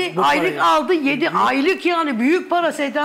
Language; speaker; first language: Turkish; native; Turkish